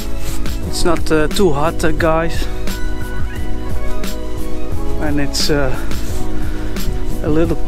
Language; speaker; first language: English; non-native, fluent; Dutch